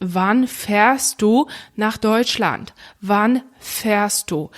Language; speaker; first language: German; non-native, fluent; Polish